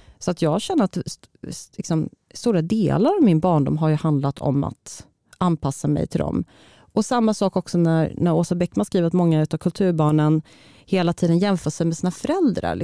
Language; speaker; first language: Swedish; early bilingual, other home language; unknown